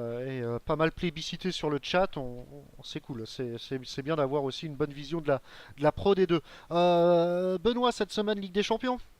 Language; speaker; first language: French; native; French